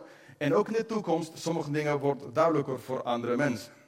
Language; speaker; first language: Dutch; non-native, fluent; English